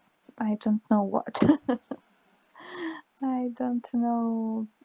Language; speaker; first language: English; non-native, learner; Serbian